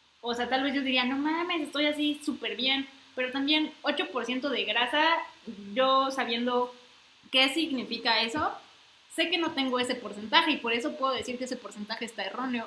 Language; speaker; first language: Spanish; native; Spanish